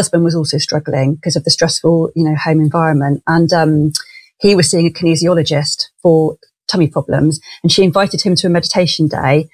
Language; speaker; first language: English; native; English